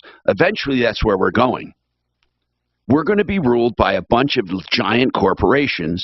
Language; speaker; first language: English; native; English